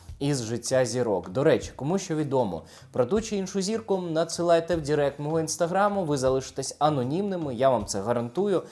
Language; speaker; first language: Ukrainian; native; Ukrainian